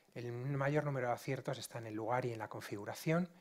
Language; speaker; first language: Spanish; non-native, local second language; Galician